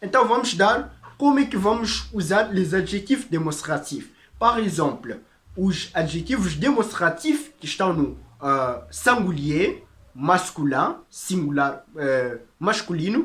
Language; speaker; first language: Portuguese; non-native, fluent; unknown